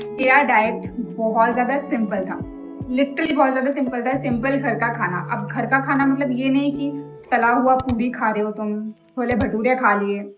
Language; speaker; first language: Hindi; non-native, local second language; Bangla